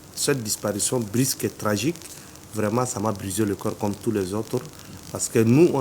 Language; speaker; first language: French; non-native, local second language; Arabic